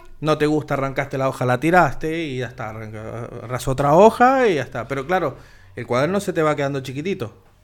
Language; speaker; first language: Spanish; native; Spanish